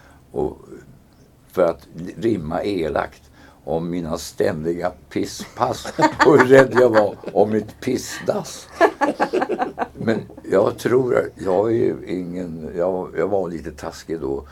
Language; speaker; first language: Swedish; native; Swedish